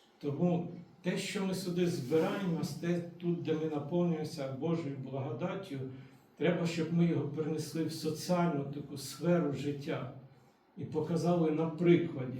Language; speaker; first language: Ukrainian; non-native, local second language; Russian